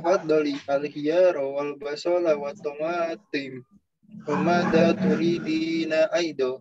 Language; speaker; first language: Arabic; non-native, learner; Indonesian